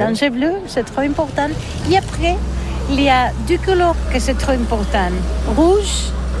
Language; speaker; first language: French; non-native, learner; Catalan